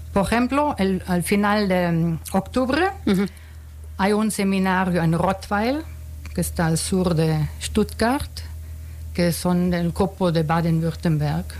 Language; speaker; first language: Spanish; non-native, fluent; German